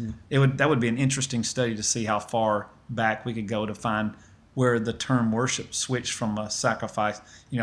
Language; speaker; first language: English; native; English